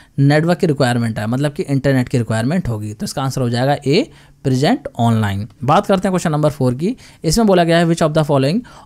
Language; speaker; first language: Hindi; native; Hindi